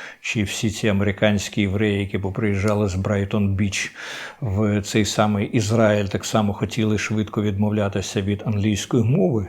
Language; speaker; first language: Ukrainian; native; Ukrainian